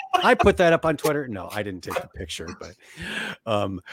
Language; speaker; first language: English; native; English